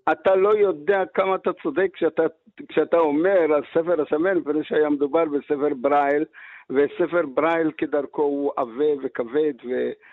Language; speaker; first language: Hebrew; early bilingual, other home language; Arabic